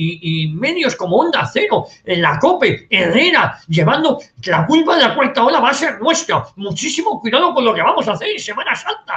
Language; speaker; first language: Spanish; native; Spanish